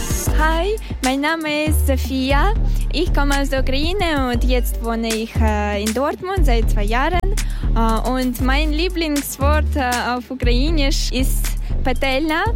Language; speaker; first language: German; non-native, learner; Russian